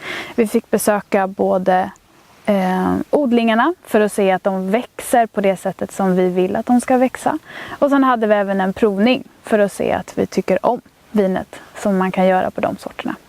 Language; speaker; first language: Swedish; native; Swedish